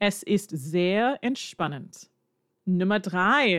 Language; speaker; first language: German; non-native, fluent; English